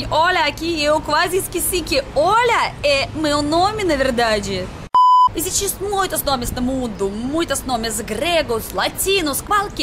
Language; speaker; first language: Portuguese; non-native, fluent; Russian